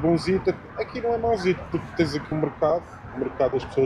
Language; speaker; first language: Portuguese; native; Portuguese